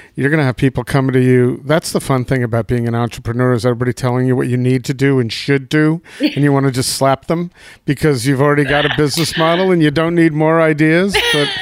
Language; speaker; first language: English; native; English